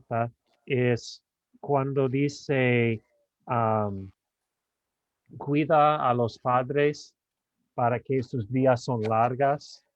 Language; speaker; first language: Spanish; non-native, fluent; English